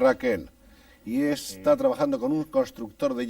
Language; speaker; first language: Spanish; native; Spanish